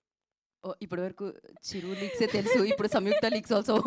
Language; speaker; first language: Telugu; native; Telugu